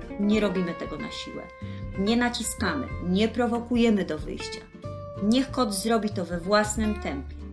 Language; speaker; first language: Polish; native; Polish